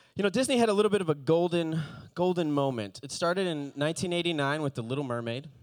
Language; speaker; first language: English; native; English